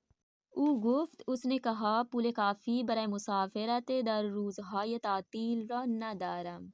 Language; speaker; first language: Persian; non-native, fluent; Urdu